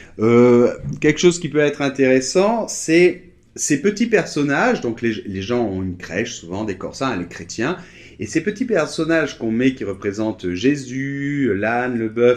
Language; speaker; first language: French; native; French